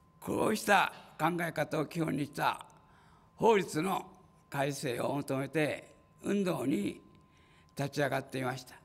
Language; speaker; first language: Japanese; native; Japanese